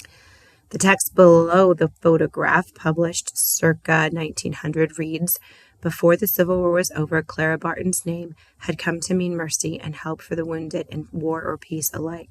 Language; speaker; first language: English; native; English